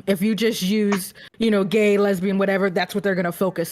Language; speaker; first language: English; native; English